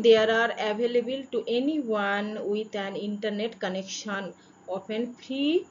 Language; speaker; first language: English; non-native, local second language; Bangla